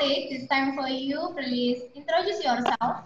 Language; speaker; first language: English; non-native, learner; Indonesian